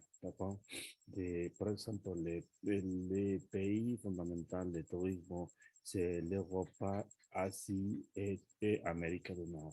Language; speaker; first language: French; non-native, learner; Spanish